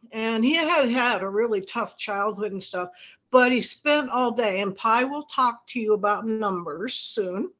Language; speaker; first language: English; native; English